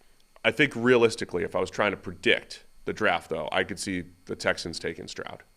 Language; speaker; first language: English; native; English